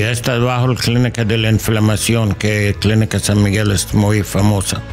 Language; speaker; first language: Spanish; non-native, learner; English